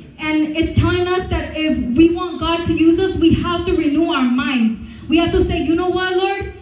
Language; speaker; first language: English; early bilingual, other home language; Spanish